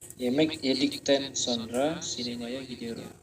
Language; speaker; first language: Turkish; non-native, fluent; Indonesian